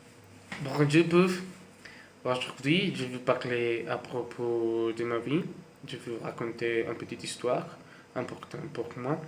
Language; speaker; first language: French; non-native, learner; Spanish